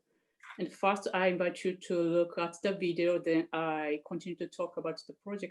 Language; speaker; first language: English; non-native, fluent; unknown